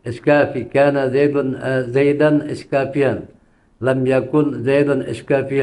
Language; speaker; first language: Arabic; non-native, learner; Indonesian